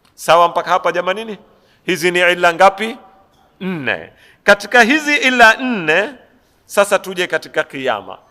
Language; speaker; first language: Swahili; native; Swahili